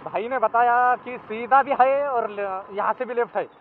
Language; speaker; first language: Hindi; non-native, local second language; Marathi